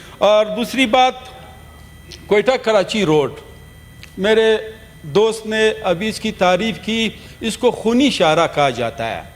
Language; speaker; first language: Urdu; non-native, local second language; Pashto